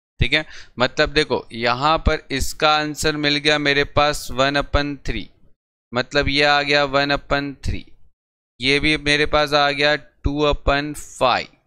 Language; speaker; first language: Hindi; non-native, local second language; Gujarati